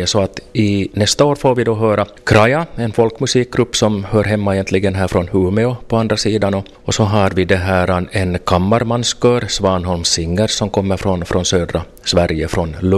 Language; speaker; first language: Swedish; native; Swedish